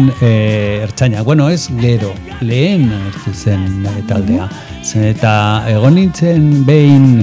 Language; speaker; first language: Basque; non-native, local second language; Spanish